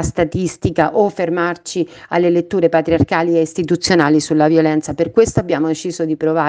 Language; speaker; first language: Italian; native; Italian